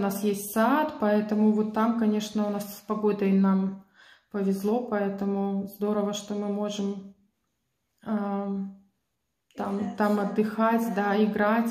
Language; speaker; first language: Russian; native; Russian